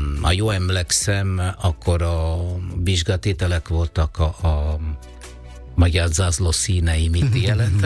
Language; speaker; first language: Hungarian; non-native, fluent; Italian